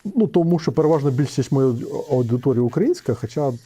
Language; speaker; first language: Ukrainian; non-native, local second language; Russian